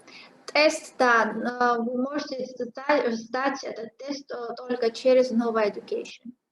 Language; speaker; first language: Russian; non-native, fluent; Georgian